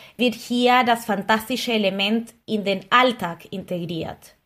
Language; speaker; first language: German; non-native, fluent; Spanish